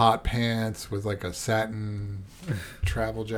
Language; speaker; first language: English; native; English